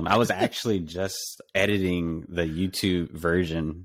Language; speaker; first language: English; native; English